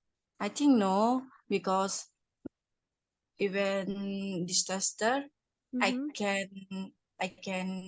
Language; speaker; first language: English; non-native, learner; Indonesian